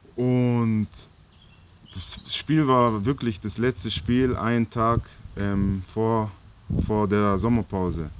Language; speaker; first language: German; native; German